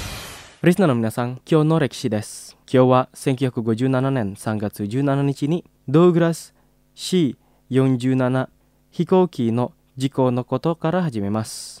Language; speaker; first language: Japanese; non-native, fluent; Indonesian